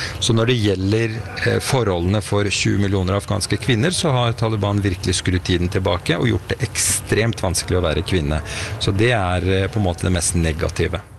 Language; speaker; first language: Norwegian; early bilingual, other home language; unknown